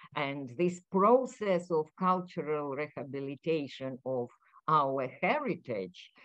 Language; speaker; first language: English; non-native, fluent; Ukrainian